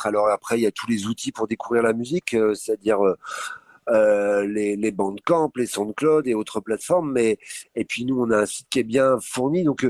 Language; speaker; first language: French; native; French